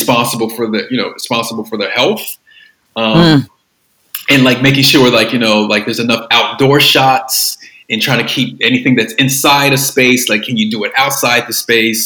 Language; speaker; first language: English; native; English